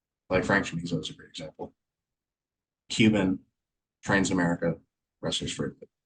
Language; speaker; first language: English; native; English